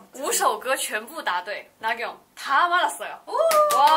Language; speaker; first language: Korean; non-native, learner; Chinese